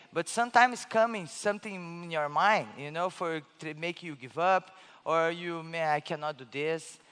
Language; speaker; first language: English; non-native, learner; Portuguese